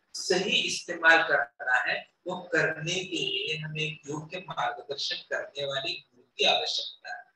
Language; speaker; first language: Hindi; non-native, local second language; Marathi